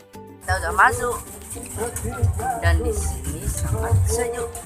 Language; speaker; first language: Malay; non-native, local second language; Javanese